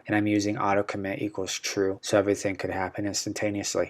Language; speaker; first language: English; native; English